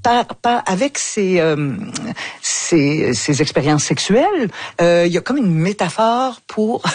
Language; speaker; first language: French; native; French